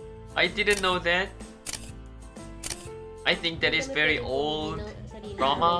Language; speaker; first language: English; non-native, learner; Korean